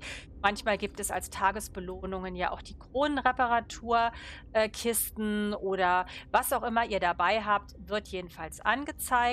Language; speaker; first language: German; native; German